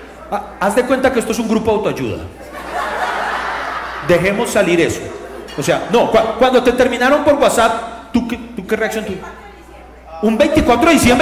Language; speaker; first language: Spanish; native; Spanish